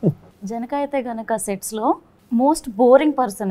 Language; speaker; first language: Telugu; native; Telugu